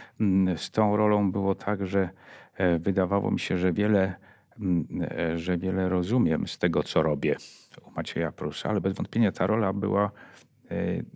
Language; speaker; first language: Polish; native; Polish